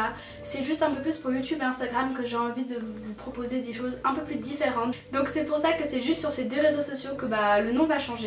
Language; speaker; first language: French; native; French